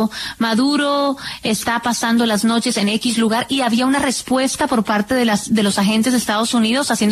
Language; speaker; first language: Spanish; native; Spanish